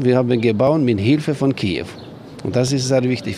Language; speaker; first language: German; non-native, learner; Ukrainian